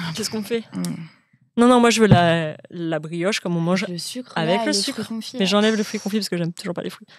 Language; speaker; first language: French; native; French